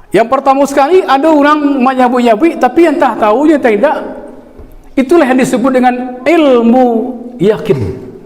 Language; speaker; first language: Malay; non-native, local second language; Minangkabau